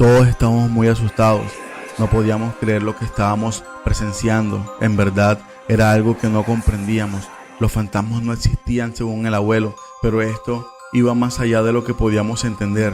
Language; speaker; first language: Spanish; native; Spanish